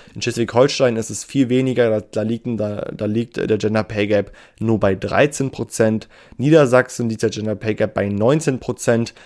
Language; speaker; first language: German; native; German